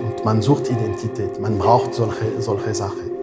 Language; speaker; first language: German; non-native, fluent; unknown